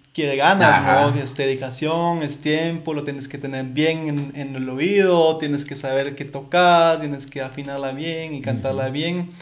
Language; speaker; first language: Spanish; non-native, fluent; German